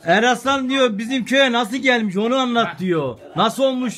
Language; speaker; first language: Turkish; native; Turkish